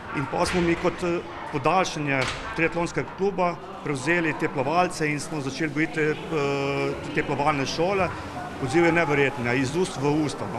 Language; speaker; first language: Slovenian; native; Slovenian